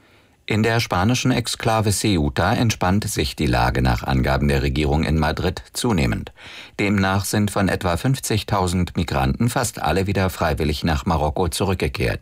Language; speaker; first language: German; native; German